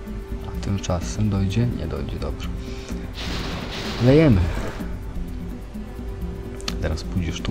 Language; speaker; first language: Polish; native; Polish